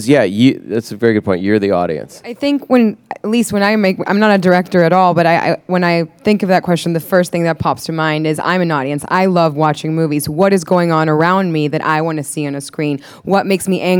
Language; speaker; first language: English; non-native, fluent; Spanish